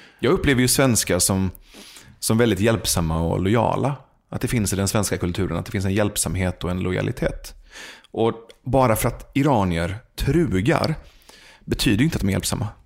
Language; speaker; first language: Swedish; early bilingual, other home language; Persian